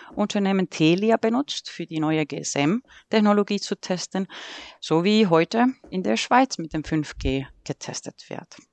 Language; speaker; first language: German; non-native, fluent; Estonian